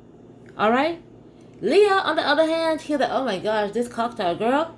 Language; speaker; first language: English; native; English